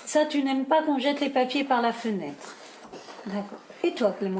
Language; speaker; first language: French; native; French